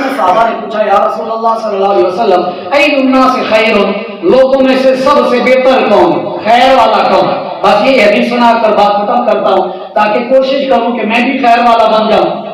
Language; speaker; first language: Urdu; non-native, local second language; Punjabi